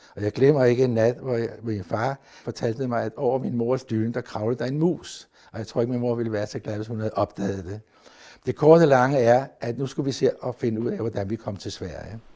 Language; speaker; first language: Danish; native; Danish